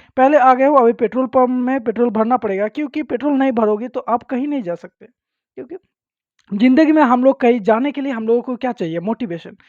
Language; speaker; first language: Hindi; non-native, local second language; Bangla